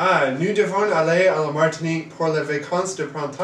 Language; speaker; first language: French; non-native, learner; English